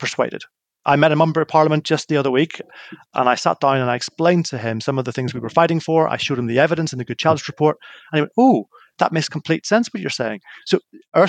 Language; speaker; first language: English; native; English